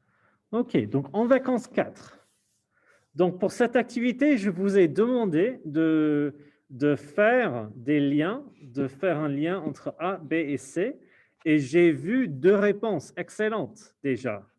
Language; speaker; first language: French; non-native, fluent; English